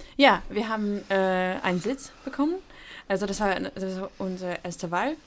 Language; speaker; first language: German; non-native, fluent; Ukrainian